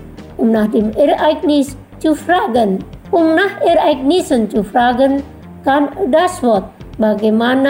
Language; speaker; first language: German; non-native, fluent; Indonesian